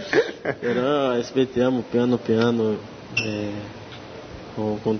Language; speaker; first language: Italian; non-native, learner; Portuguese